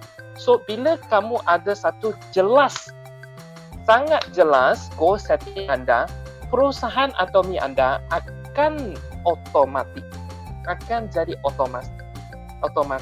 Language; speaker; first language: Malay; non-native, local second language; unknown